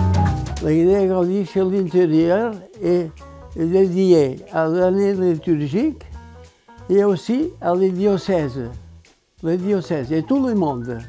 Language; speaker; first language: French; non-native, learner; Catalan